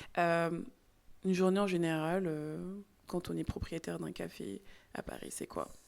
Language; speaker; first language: French; native; French